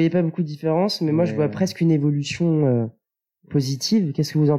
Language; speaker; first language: French; native; French